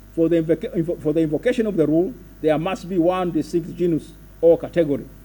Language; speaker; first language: English; non-native, local second language; Swahili